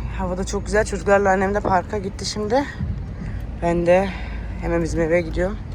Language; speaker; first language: Turkish; early bilingual, heritage; Turkish